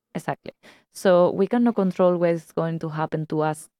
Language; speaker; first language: English; non-native, fluent; Spanish